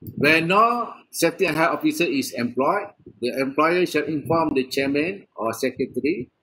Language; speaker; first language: English; non-native, local second language; Malay